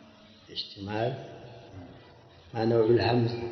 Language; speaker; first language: Arabic; non-native, fluent; Swahili